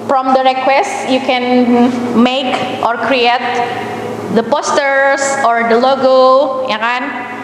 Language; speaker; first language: English; non-native, fluent; Indonesian